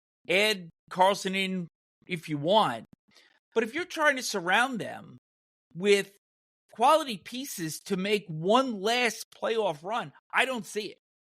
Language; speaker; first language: English; native; English